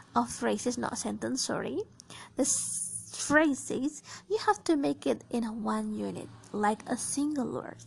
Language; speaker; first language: English; non-native, fluent; Indonesian